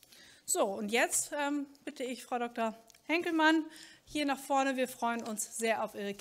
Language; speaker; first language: German; native; German